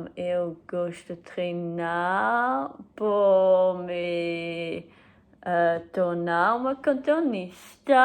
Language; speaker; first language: Portuguese; non-native, learner; German